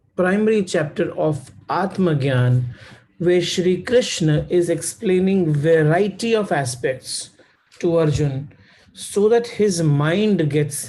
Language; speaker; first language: English; non-native, local second language; Hindi